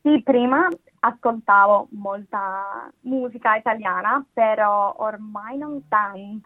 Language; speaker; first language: Italian; non-native, fluent; English